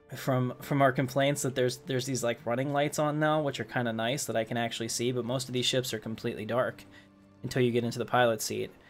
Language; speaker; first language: English; native; English